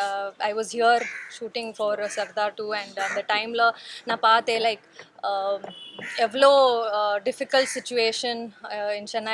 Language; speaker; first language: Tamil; non-native, learner; Kannada